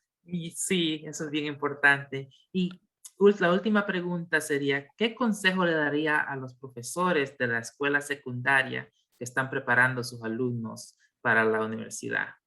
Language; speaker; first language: Spanish; early bilingual, heritage; Spanish